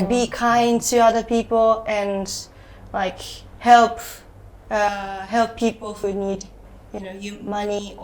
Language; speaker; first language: English; non-native, fluent; Japanese